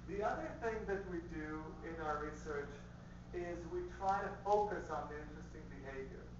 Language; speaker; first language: English; early bilingual, other home language; Spanish